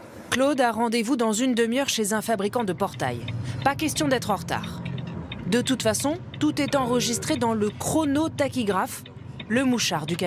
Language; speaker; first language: French; native; French